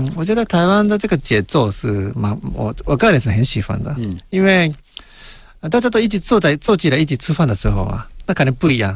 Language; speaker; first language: Chinese; non-native, fluent; Japanese